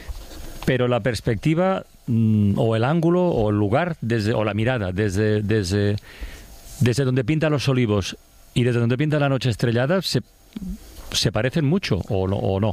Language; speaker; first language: Spanish; native; Spanish